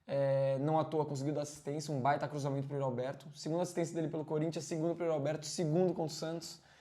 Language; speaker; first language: Portuguese; native; Portuguese